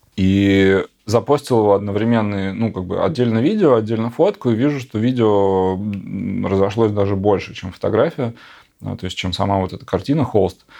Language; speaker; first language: Russian; native; Russian